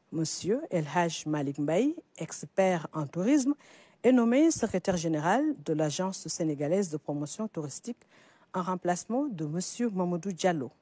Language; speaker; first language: French; non-native, local second language; Wolof